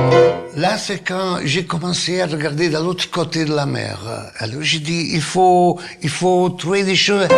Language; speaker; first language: French; non-native, fluent; Italian